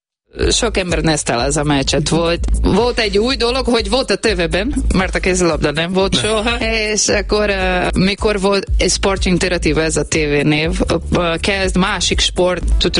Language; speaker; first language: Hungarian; non-native, learner; Portuguese